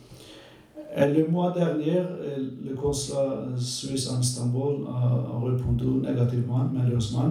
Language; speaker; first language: French; non-native, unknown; Turkish